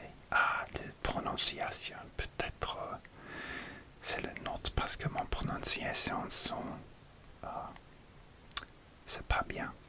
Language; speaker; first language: French; non-native, learner; English